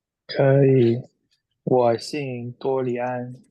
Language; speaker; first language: Chinese; non-native, learner; English